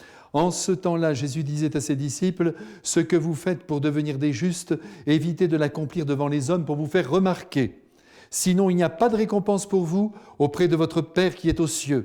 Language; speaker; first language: French; native; French